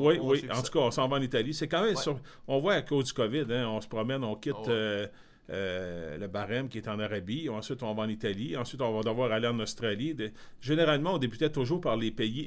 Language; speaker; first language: French; native; French